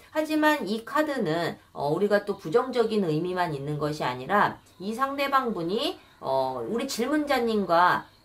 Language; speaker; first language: Korean; native; Korean